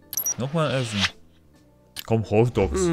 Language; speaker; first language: German; non-native, learner; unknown